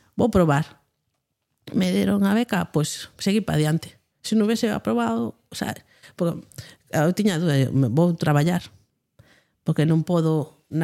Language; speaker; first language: Galician; non-native, local second language; Spanish